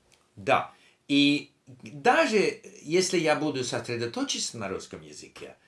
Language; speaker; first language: Russian; non-native, learner; English